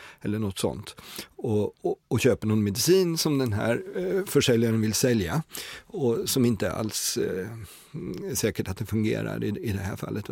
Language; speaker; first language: Swedish; native; Swedish